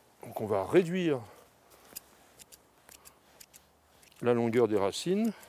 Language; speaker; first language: French; native; French